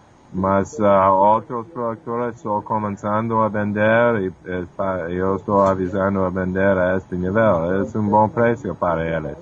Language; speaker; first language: Portuguese; non-native, fluent; English